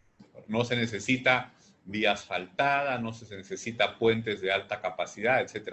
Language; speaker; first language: Spanish; native; Spanish